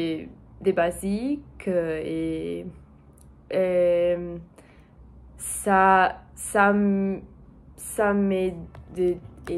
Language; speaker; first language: French; non-native, learner; Portuguese